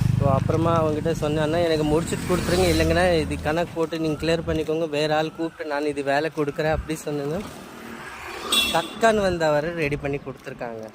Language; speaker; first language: Tamil; native; Tamil